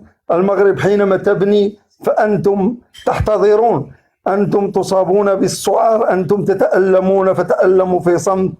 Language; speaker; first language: Arabic; native; Arabic